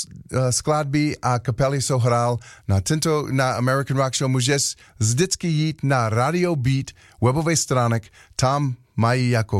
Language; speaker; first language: Czech; non-native, learner; English